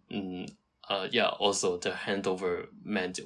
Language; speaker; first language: English; non-native, local second language; Cantonese